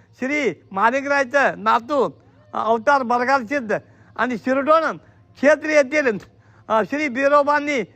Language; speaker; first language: Marathi; non-native, local second language; Kannada